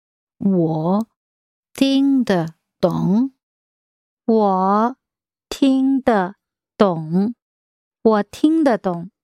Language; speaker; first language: Chinese; non-native, learner; English